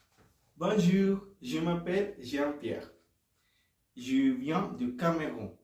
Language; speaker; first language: French; non-native, learner; Spanish